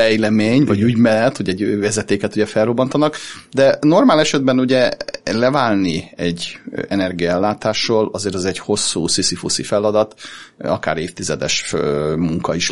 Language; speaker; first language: Hungarian; native; Hungarian